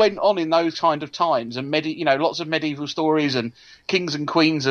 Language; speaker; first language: English; native; English